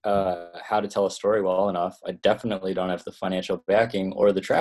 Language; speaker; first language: English; native; English